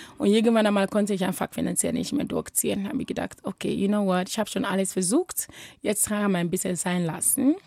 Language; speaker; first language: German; non-native, fluent; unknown